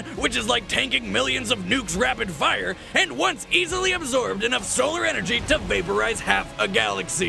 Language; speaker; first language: English; native; English